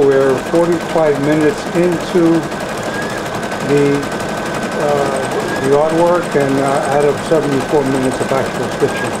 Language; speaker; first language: English; native; English